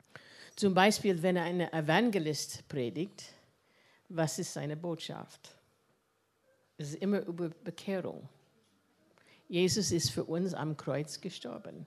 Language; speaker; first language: German; non-native, fluent; English